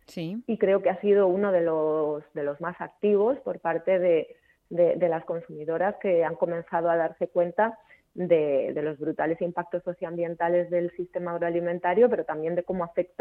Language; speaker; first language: Spanish; native; Spanish